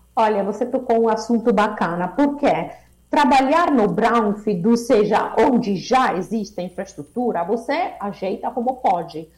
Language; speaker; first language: Portuguese; non-native, fluent; Italian